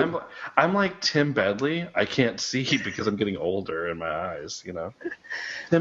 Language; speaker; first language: English; native; English